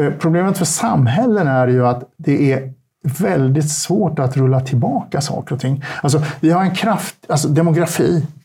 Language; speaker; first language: Swedish; early bilingual, other home language; Turkish